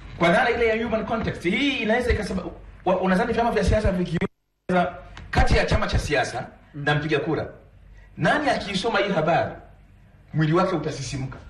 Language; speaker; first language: Swahili; native; Swahili